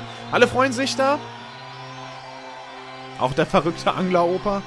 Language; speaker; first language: German; native; German